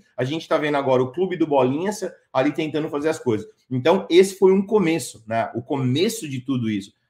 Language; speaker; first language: Portuguese; native; Portuguese